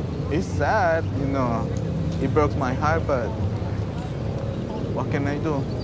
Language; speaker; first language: English; early bilingual, other home language; Spanish